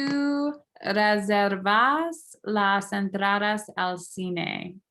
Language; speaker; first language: Spanish; non-native, learner; English